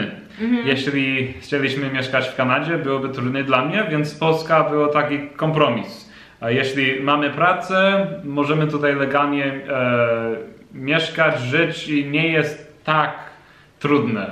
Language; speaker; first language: Polish; non-native, learner; English